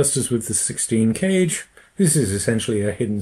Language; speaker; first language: English; native; English